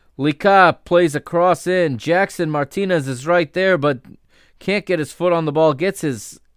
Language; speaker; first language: English; native; English